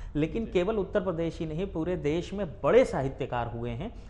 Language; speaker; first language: Hindi; native; Hindi